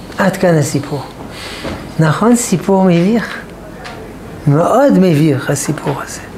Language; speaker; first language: Hebrew; non-native, fluent; French